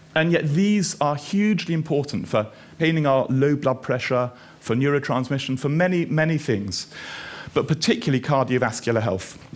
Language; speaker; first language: English; native; English